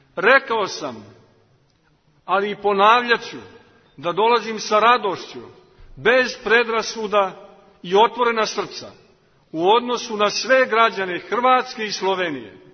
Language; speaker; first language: Serbian; native; Serbian